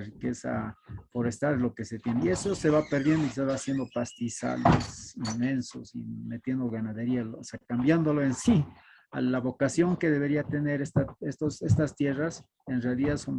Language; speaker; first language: Spanish; native; Spanish